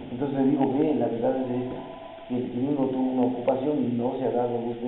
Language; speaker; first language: Spanish; native; Spanish